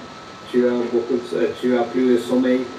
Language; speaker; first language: French; non-native, fluent; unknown